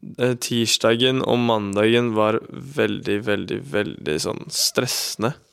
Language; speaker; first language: Norwegian; native; Norwegian